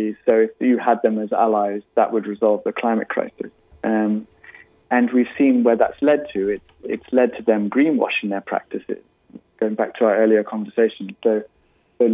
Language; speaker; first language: English; native; English